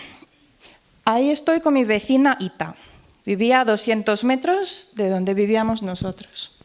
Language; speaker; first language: Spanish; non-native, fluent; Norwegian